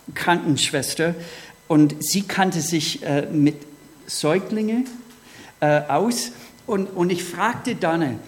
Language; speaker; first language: German; non-native, fluent; English